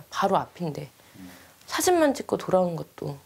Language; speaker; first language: Korean; native; Korean